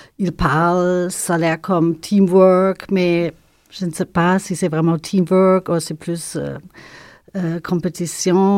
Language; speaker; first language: French; non-native, fluent; German